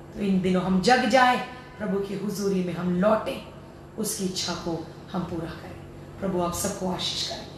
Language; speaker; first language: Hindi; non-native, local second language; Malayalam